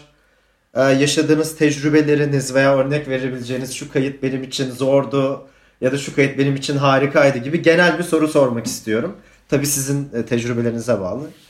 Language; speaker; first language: Turkish; native; Turkish